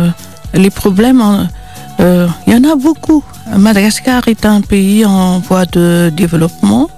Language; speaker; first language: French; non-native, local second language; Malagasy